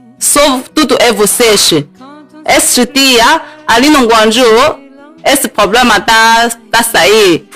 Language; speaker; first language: Portuguese; non-native, learner; Chinese